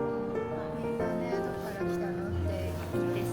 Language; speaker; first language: Japanese; native; Japanese